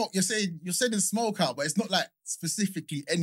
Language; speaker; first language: English; native; English